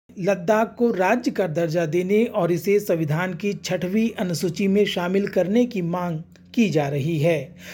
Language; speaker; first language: Hindi; native; Hindi